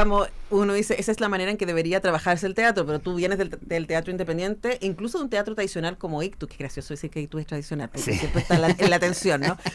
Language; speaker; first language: Spanish; native; Spanish